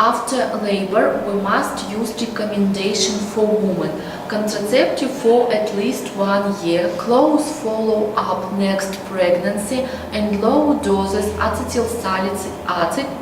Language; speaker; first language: English; non-native, learner; Russian